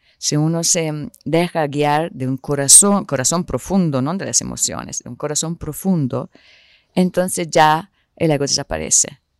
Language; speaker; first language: Spanish; non-native, fluent; Italian